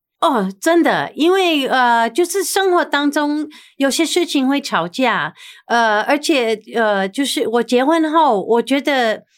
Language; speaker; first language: Chinese; non-native, fluent; English